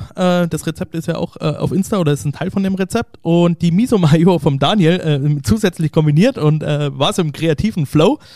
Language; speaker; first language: German; native; German